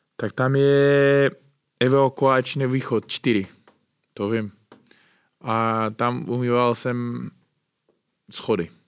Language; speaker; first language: Czech; non-native, fluent; Uzbek